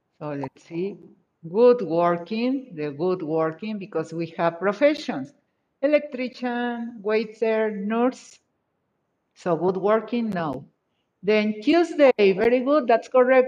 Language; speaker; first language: English; non-native, fluent; Spanish